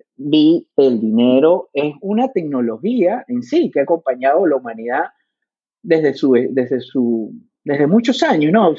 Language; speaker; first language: Spanish; native; Spanish